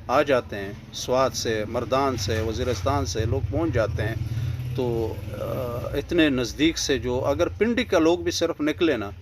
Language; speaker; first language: Urdu; non-native, local second language; Pashto